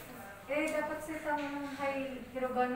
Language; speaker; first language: Japanese; non-native, learner; Filipino